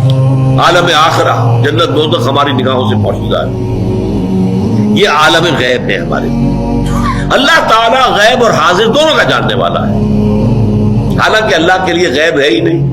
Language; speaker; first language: Urdu; native; Urdu